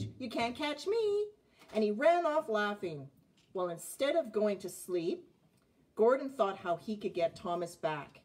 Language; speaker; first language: English; native; English